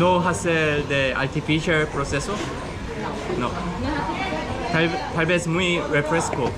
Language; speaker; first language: Spanish; non-native, learner; Korean